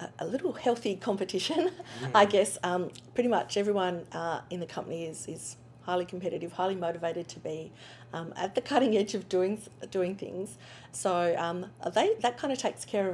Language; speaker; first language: English; native; English